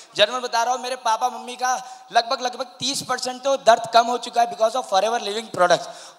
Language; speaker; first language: Hindi; non-native, local second language; Urdu